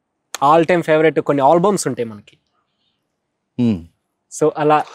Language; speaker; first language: Telugu; native; Telugu